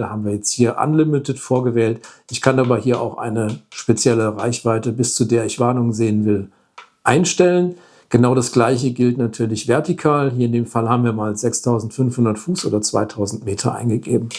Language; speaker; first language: German; native; German